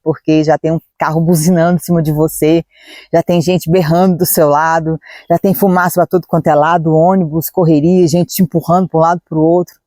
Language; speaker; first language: Portuguese; native; Portuguese